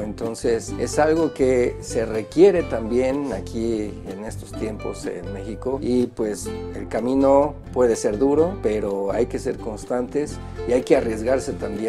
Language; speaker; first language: Spanish; native; Spanish